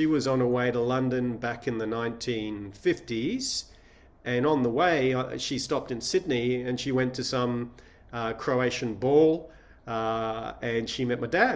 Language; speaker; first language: English; native; English